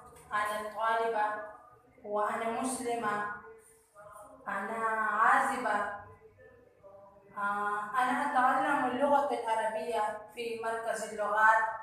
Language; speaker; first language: Arabic; non-native, learner; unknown